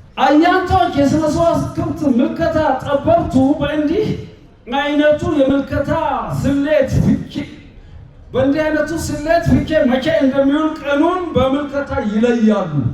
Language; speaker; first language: Amharic; non-native, local second language; Sidamo